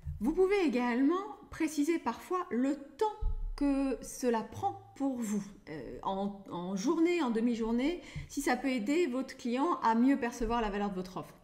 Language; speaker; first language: French; native; French